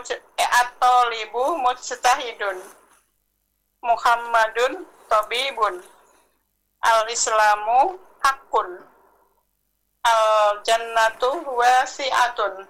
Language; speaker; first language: Arabic; non-native, learner; Indonesian